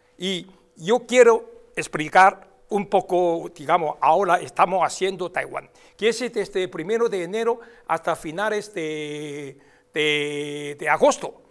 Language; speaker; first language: Spanish; non-native, fluent; Chinese